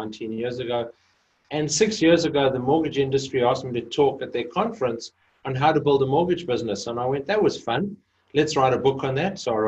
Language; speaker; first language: English; native; English